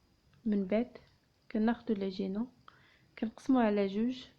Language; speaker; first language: Arabic; native; Arabic